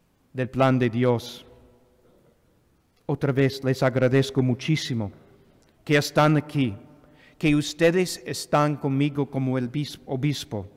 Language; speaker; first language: Spanish; non-native, fluent; English